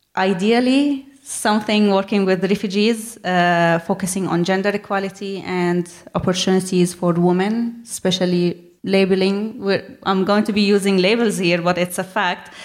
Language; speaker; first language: English; non-native, fluent; Arabic